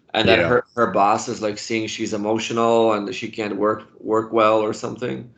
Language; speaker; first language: English; non-native, fluent; Polish